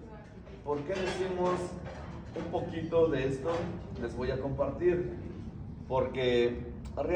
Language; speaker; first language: Spanish; non-native, local second language; Zapotec